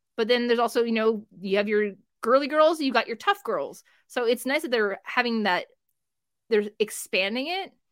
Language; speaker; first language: English; native; English